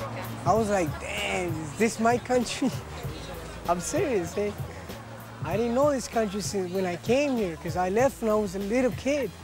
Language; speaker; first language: English; early bilingual, other home language; Spanish